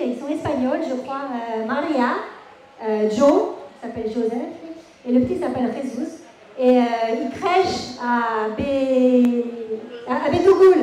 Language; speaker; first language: French; native; French